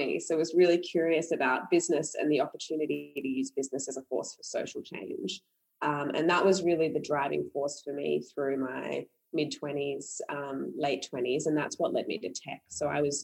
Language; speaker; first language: English; native; English